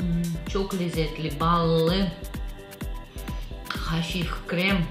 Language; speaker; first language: Turkish; non-native, learner; Russian